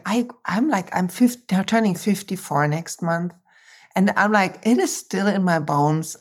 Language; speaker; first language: English; non-native, fluent; German